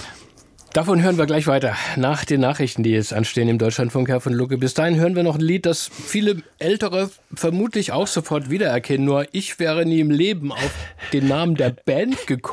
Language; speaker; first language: German; native; German